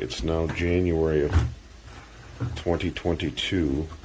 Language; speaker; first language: English; native; English